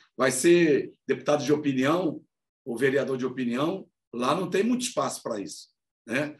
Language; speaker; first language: Portuguese; native; Portuguese